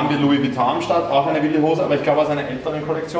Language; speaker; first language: German; native; German